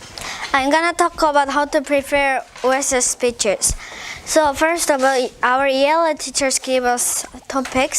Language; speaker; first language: English; non-native, learner; Korean